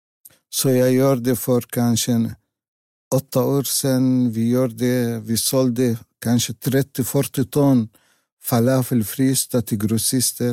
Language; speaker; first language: Swedish; non-native, learner; Arabic